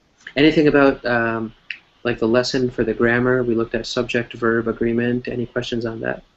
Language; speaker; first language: English; non-native, fluent; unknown